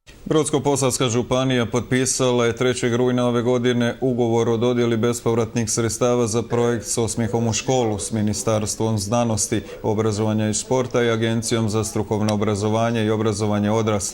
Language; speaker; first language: Croatian; native; Croatian